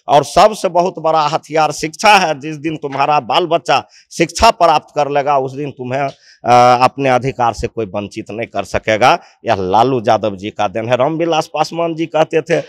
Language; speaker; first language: Hindi; native; Hindi